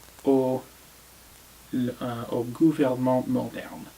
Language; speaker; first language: French; non-native, learner; English